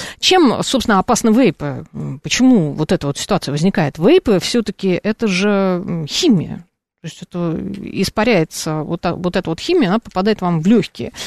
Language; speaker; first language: Russian; native; Russian